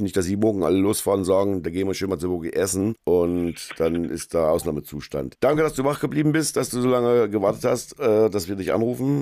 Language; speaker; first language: German; native; German